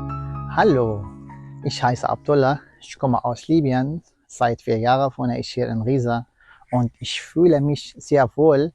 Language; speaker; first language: German; non-native, fluent; Arabic